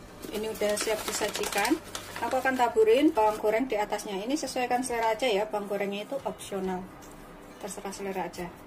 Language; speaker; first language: Indonesian; native; Indonesian